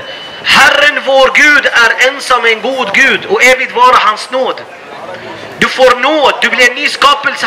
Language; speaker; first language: Swedish; non-native, fluent; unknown